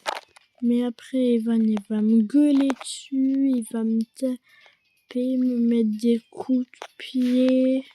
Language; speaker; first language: French; native; French